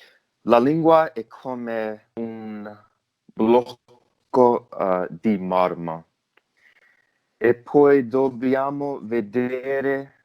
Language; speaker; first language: Italian; non-native, learner; English